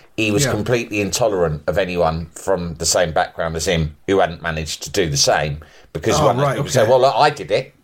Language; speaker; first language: English; native; English